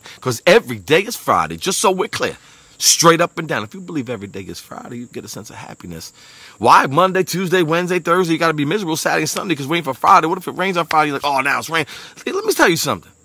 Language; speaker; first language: English; native; English